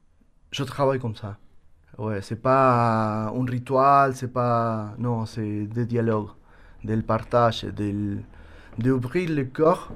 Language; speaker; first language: French; non-native, learner; Spanish